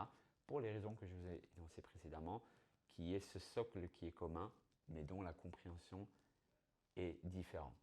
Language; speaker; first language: French; native; French